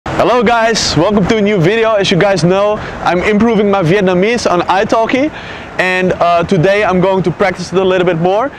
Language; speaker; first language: English; non-native, fluent; Dutch